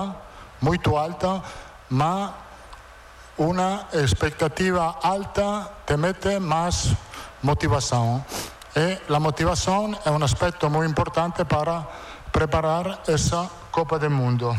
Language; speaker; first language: Portuguese; non-native, fluent; Italian